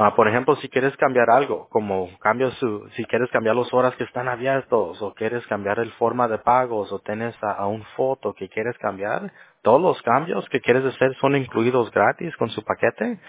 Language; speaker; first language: Spanish; native; Spanish